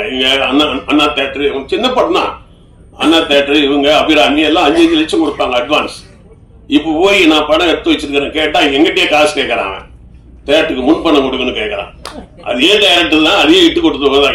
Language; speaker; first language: Tamil; native; Tamil